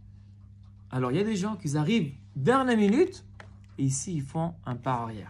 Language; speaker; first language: French; non-native, fluent; Hebrew